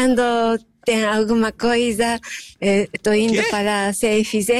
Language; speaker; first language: Portuguese; non-native, fluent; Japanese